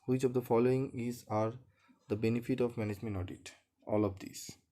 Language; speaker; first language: English; non-native, local second language; Bangla